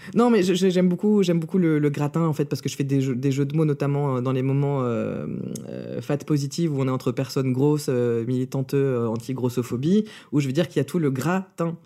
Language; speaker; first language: French; early bilingual, other home language; Russian